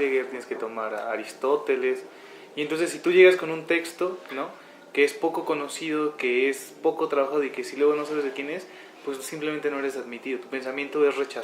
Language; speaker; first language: Spanish; native; Spanish